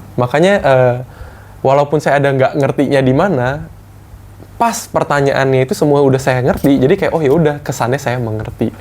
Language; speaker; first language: Indonesian; native; Indonesian